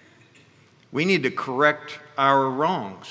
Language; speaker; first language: English; native; English